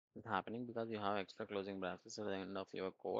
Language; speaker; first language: English; non-native, local second language; Telugu